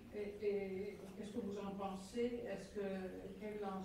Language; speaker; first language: French; non-native, fluent; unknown